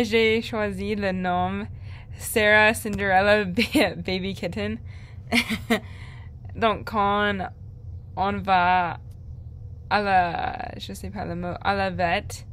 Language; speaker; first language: French; non-native, learner; English